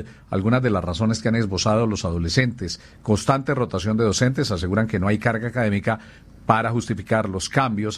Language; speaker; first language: Spanish; native; Spanish